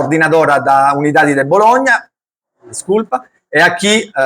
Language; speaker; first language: Portuguese; non-native, learner; Italian